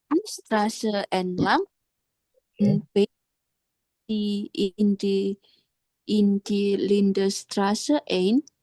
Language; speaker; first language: German; non-native, learner; Indonesian